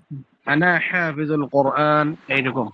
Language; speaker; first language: Arabic; non-native, learner; Bangla